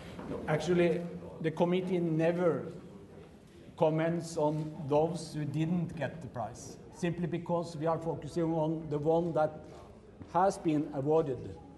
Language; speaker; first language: English; non-native, fluent; Norwegian